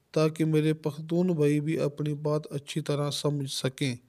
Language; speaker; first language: Urdu; non-native, local second language; Punjabi